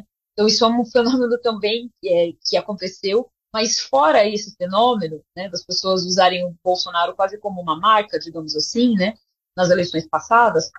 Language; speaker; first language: Portuguese; native; Portuguese